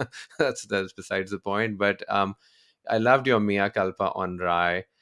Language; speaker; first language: English; non-native, local second language; Urdu